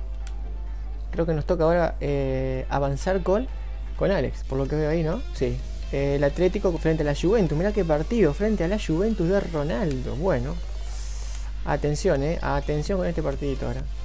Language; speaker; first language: Spanish; native; Spanish